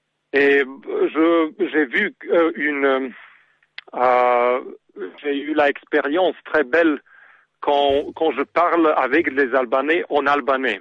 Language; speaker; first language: French; non-native, learner; Serbian